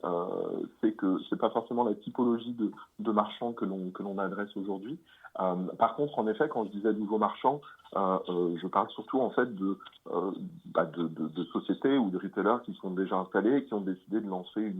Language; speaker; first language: French; native; French